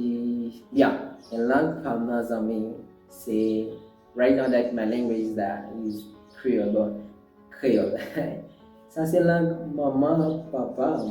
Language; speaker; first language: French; non-native, local second language; Haitian Creole